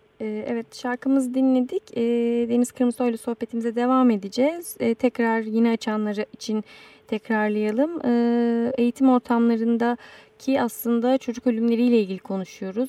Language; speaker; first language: Turkish; native; Turkish